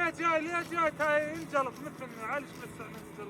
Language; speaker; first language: Arabic; native; Arabic